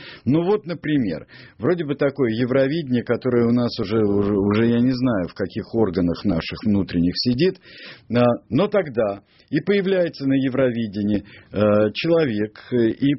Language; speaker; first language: Russian; native; Russian